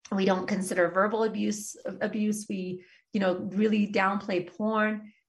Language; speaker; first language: English; early bilingual, other home language; Persian